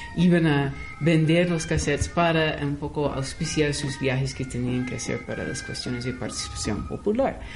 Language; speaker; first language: Spanish; non-native, fluent; English